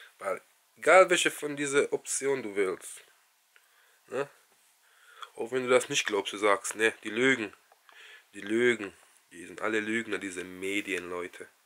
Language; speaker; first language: German; non-native, fluent; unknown